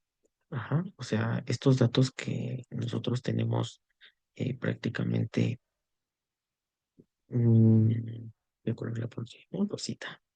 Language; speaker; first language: Spanish; native; Spanish